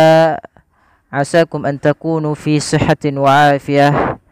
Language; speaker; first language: Arabic; non-native, fluent; Indonesian